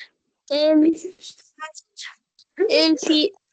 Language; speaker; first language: French; non-native, learner; Arabic